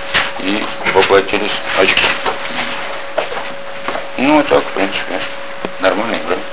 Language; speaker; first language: Russian; native; Russian